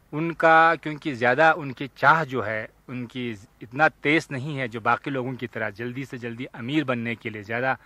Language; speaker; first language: Urdu; non-native, local second language; Ladakhi